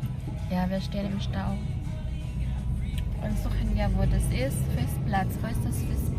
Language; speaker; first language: German; non-native, learner; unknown